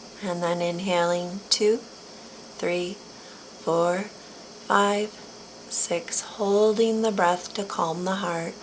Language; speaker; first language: English; native; English